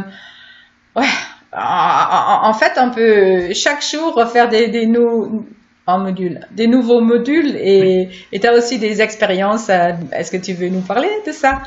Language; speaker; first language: French; non-native, fluent; German